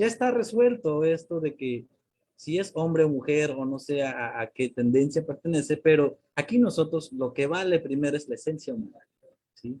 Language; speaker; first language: Spanish; non-native, local second language; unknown